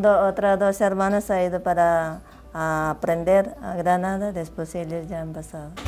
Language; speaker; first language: Spanish; non-native, learner; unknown